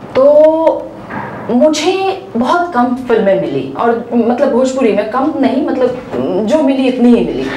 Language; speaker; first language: Hindi; non-native, local second language; Bhojpuri